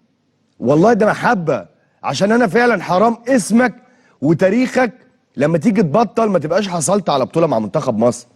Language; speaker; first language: Arabic; native; Arabic